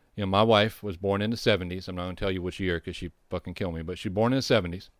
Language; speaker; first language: English; native; English